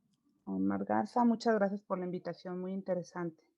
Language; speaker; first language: Spanish; native; Spanish